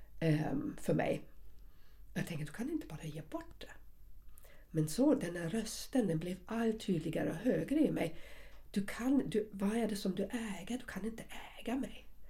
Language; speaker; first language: Swedish; non-native, fluent; German